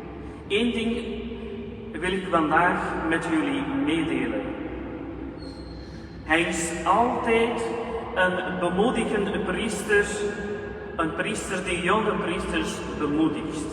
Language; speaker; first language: Dutch; non-native, fluent; Urdu